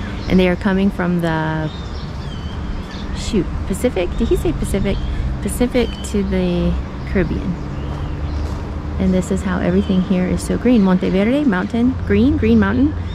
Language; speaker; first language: English; native; English